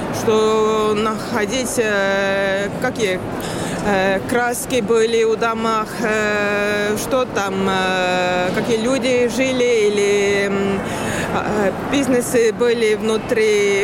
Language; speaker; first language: Russian; non-native, learner; Estonian